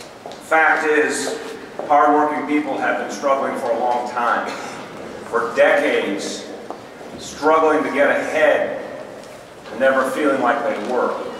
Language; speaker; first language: English; native; English